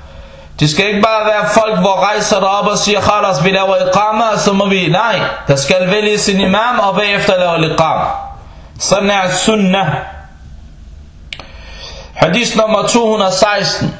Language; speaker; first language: Danish; non-native, local second language; Arabic